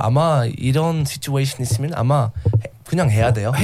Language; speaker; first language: Korean; non-native, learner; English